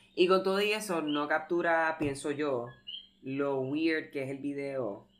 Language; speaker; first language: Spanish; early bilingual, heritage; Spanish